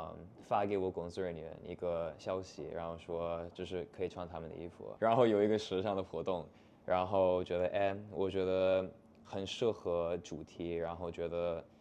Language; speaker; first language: Chinese; non-native, fluent; English